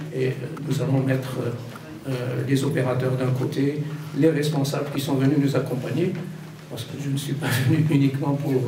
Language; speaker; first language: French; non-native, local second language; Arabic